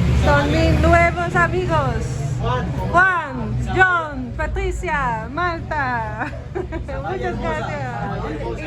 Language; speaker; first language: Spanish; non-native, learner; Dutch